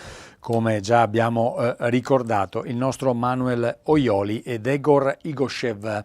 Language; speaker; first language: Italian; native; Italian